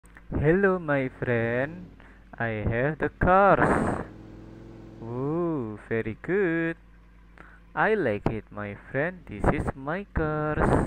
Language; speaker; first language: English; non-native, learner; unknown